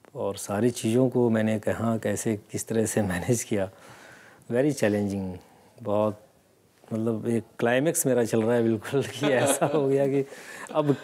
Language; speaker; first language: Hindi; native; Hindi